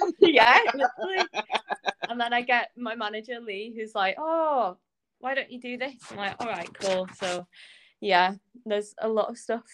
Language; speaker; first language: English; native; English